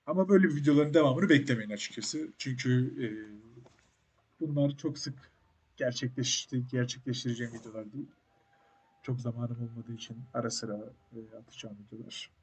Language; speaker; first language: Turkish; native; Turkish